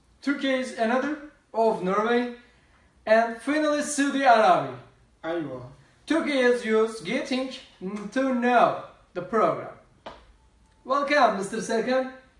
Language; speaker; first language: English; non-native, learner; Turkish